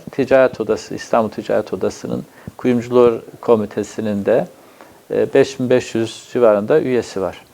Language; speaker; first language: Turkish; native; Turkish